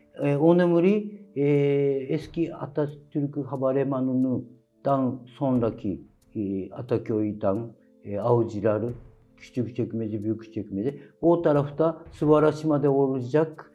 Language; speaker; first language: Turkish; non-native, fluent; Japanese